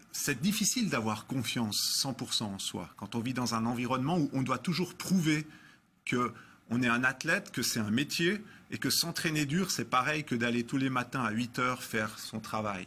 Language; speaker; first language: French; native; French